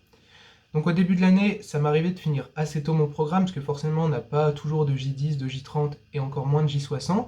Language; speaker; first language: French; native; French